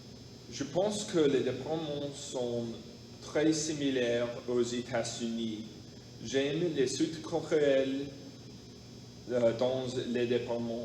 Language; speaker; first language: French; non-native, learner; English